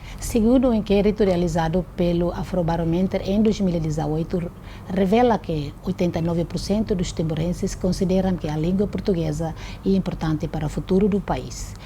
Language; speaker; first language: Portuguese; non-native, local second language; Tetum